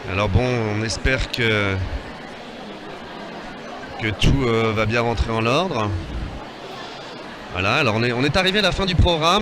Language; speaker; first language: French; native; French